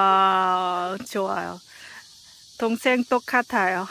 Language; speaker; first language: Korean; non-native, learner; Lao